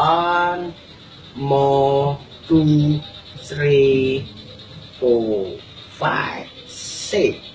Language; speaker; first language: English; non-native, learner; Indonesian